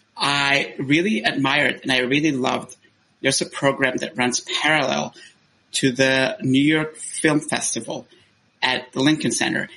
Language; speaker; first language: English; non-native, fluent; Spanish